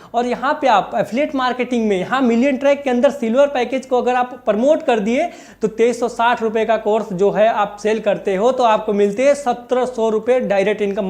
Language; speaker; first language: Hindi; native; Hindi